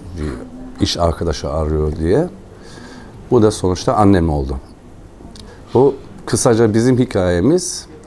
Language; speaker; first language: Turkish; non-native, fluent; German